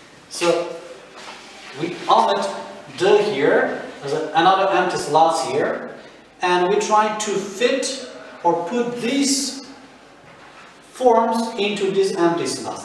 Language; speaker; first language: English; non-native, fluent; Turkish